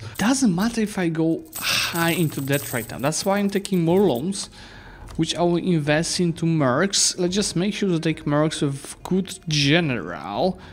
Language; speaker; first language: English; non-native, fluent; Polish